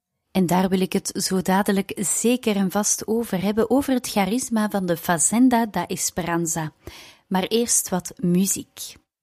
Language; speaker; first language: Dutch; native; Dutch